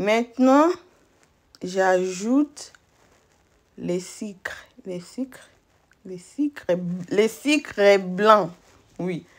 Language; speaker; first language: French; non-native, local second language; Lingala